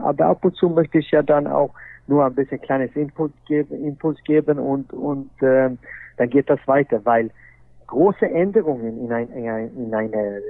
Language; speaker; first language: German; non-native, fluent; Swedish